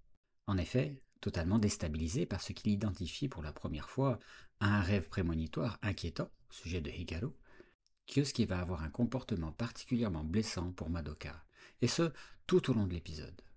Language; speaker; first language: French; native; French